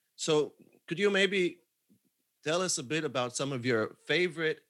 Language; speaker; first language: English; non-native, fluent; Hebrew